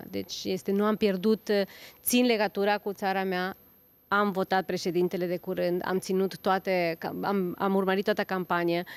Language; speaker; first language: Romanian; non-native, fluent; Spanish